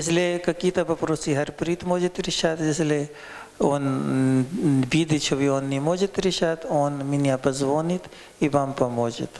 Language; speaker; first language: Russian; non-native, learner; Hindi